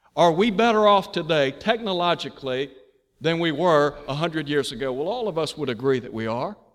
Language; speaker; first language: English; native; English